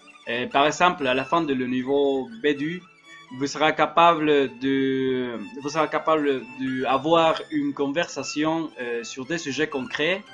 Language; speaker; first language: French; non-native, learner; Spanish